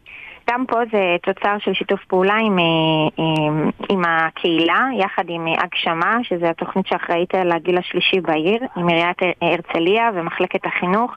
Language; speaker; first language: Hebrew; native; Hebrew